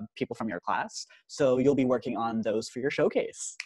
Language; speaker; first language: English; native; English